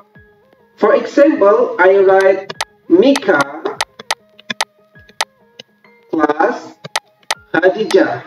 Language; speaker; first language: English; non-native, learner; Indonesian